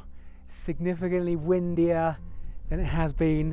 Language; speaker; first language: English; native; English